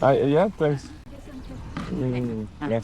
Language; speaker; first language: English; non-native, learner; French